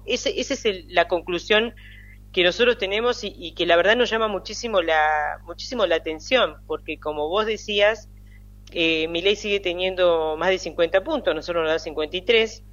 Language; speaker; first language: Spanish; native; Spanish